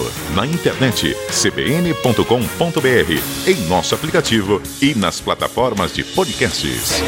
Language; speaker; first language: Portuguese; native; Portuguese